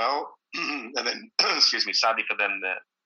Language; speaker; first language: English; native; English